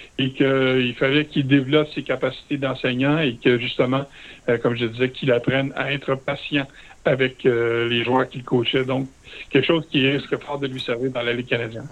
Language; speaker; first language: French; native; French